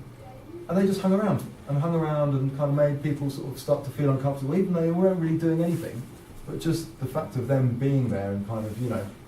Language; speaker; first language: English; native; English